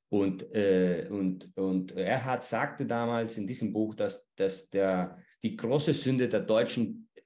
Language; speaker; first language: German; non-native, fluent; Spanish